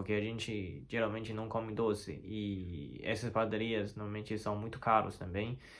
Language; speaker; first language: Portuguese; non-native, learner; Chinese